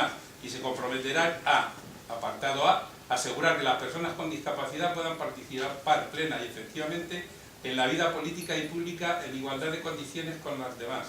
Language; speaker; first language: Spanish; native; Spanish